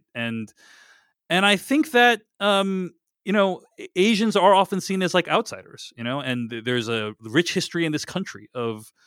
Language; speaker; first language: English; early bilingual, other home language; Chinese